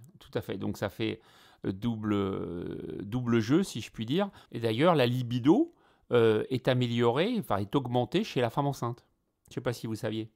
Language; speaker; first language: French; native; French